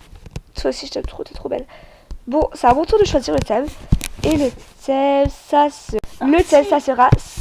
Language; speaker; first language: French; native; French